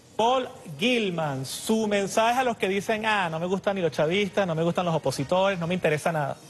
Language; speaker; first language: Spanish; native; Spanish